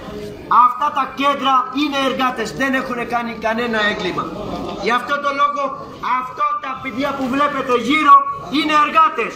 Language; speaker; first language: Greek; non-native, fluent; Urdu